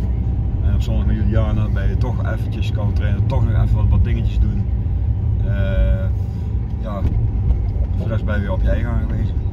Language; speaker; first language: Dutch; native; Dutch